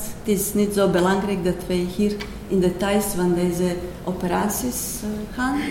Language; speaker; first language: Dutch; non-native, fluent; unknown